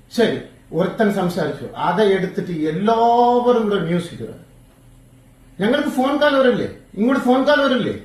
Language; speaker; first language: Malayalam; non-native, fluent; Tamil